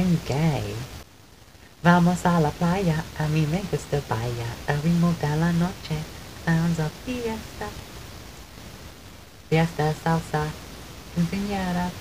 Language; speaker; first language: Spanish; non-native, learner; English